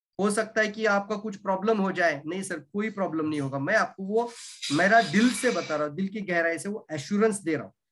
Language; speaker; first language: Hindi; non-native, local second language; Marathi